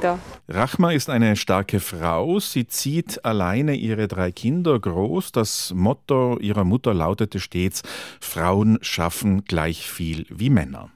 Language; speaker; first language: German; native; German